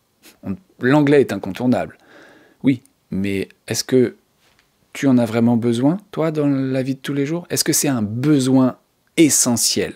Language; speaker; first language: French; native; French